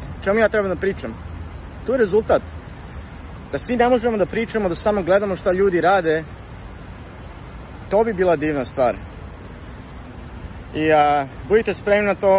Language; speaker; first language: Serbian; early bilingual, heritage; Serbian